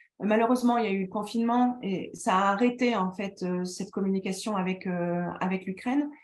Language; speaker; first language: French; native; French